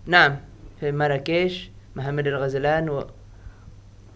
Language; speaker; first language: Arabic; non-native, learner; Indonesian